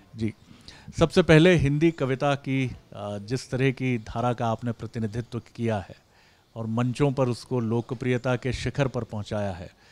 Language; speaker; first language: Hindi; native; Hindi